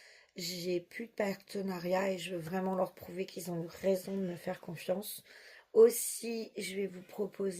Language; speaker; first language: French; native; French